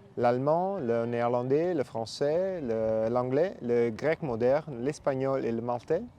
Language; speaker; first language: French; non-native, fluent; Italian